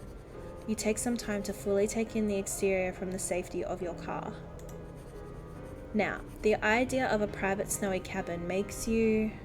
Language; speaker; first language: English; native; English